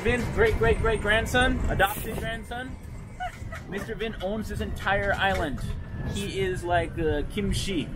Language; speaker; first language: English; native; English